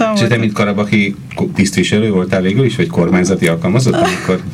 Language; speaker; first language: Hungarian; native; Hungarian